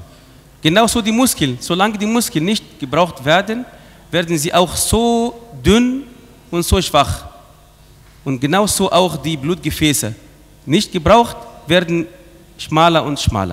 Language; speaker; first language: German; non-native, fluent; Arabic